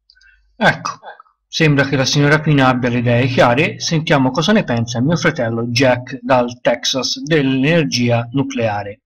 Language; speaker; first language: Italian; native; Italian